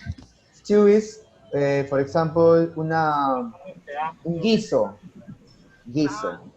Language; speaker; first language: English; non-native, fluent; Spanish